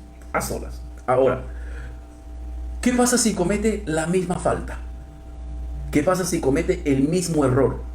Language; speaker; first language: Spanish; native; Spanish